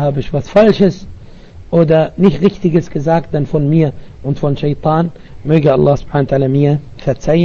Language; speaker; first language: German; non-native, learner; Arabic